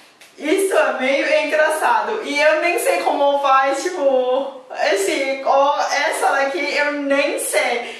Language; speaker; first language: Portuguese; non-native, fluent; Thai